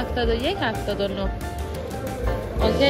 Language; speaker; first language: Persian; native; Persian